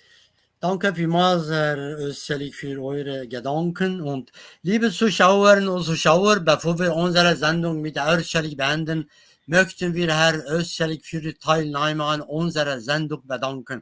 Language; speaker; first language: German; non-native, learner; Kurdish